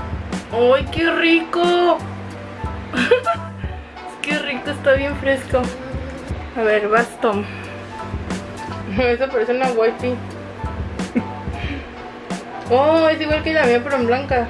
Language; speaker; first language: Spanish; native; Spanish